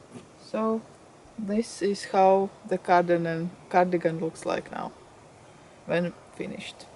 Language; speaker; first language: English; non-native, fluent; Latvian